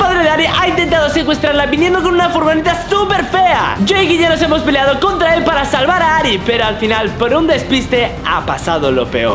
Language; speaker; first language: Spanish; native; Spanish